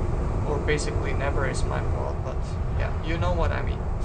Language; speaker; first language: English; non-native, fluent; German